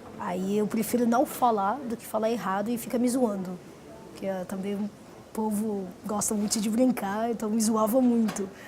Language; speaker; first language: Portuguese; non-native, fluent; Arabic